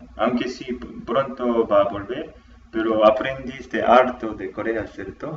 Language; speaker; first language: Spanish; non-native, fluent; Korean